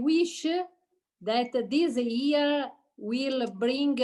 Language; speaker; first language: English; non-native, learner; Italian